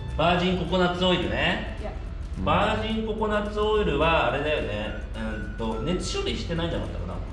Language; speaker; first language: Japanese; native; Japanese